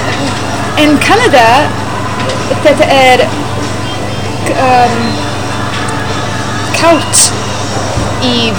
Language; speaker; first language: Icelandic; non-native, learner; English